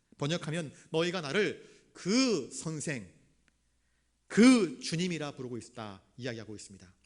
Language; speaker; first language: Korean; native; Korean